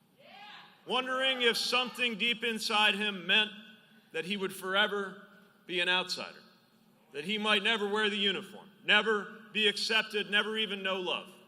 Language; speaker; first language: English; native; English